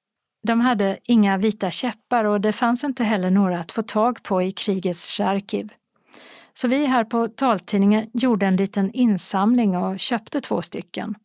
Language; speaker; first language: Swedish; native; Swedish